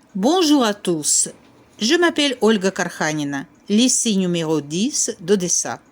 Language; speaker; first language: French; non-native, fluent; Ukrainian